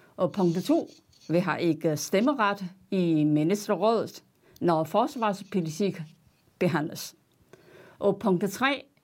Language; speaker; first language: Danish; non-native, fluent; Chinese